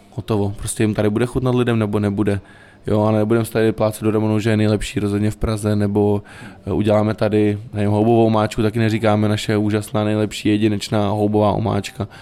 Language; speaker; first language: Czech; native; Czech